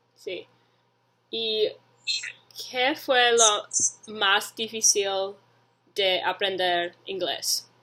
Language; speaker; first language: Spanish; early bilingual, heritage; English